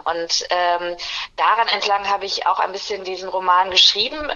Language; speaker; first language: German; native; German